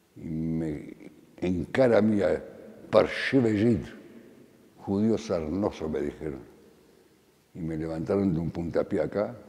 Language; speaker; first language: Spanish; early bilingual, other home language; Polish